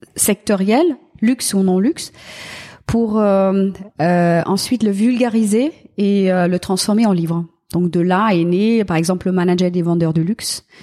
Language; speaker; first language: French; non-native, fluent; German